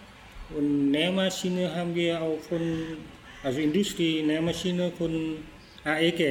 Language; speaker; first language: German; non-native, learner; Vietnamese